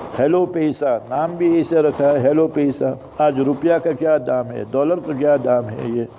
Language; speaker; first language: Urdu; early bilingual, heritage; English